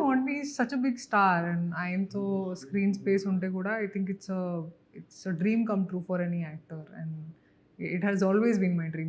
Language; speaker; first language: Telugu; non-native, local second language; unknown